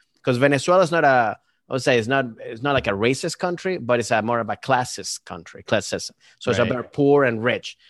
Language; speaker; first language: English; early bilingual, other home language; Spanish